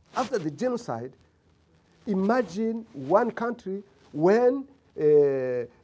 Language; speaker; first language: English; non-native, local second language; Kinyarwanda